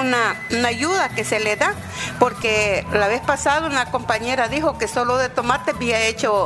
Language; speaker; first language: Spanish; native; Spanish